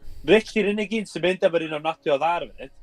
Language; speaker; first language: Welsh; native; Welsh